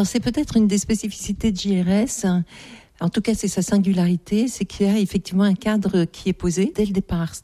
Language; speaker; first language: French; native; French